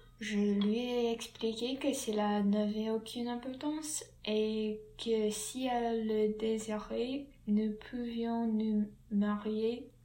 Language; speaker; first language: French; non-native, learner; English